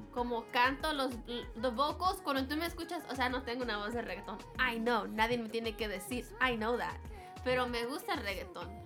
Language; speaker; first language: Spanish; early bilingual, heritage; Spanish